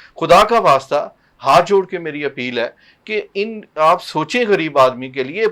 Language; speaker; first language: Urdu; non-native, local second language; Punjabi